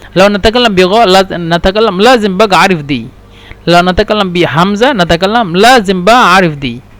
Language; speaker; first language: Egyptian Arabic; non-native, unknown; Bangla